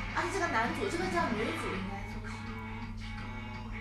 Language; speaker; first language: Chinese; native; Chinese